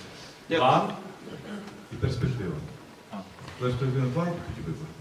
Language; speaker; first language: Ukrainian; native; Ukrainian